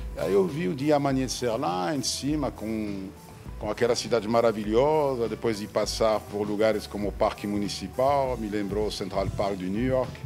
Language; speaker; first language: Portuguese; non-native, fluent; French